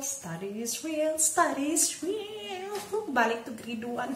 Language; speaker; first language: English; non-native, local second language; Cebuano